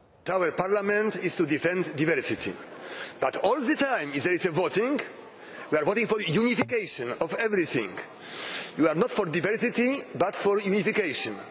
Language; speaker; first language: English; non-native, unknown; Polish